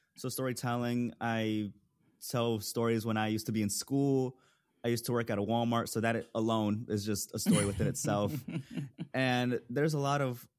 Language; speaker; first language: English; early bilingual, other home language; Spanish